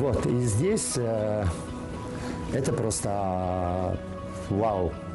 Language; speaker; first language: Russian; non-native, learner; Italian